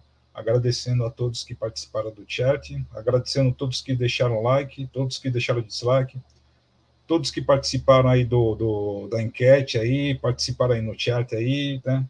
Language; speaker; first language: Portuguese; native; Portuguese